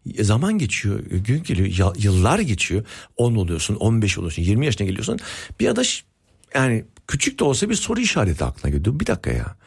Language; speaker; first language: Turkish; early bilingual, heritage; Turkish